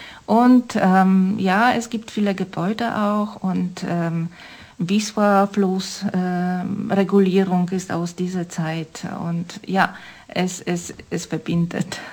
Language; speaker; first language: German; non-native, fluent; Polish